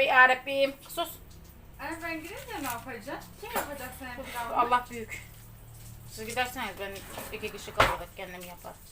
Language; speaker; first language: Turkish; native; Turkish